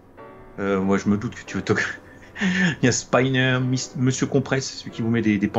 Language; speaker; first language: French; native; French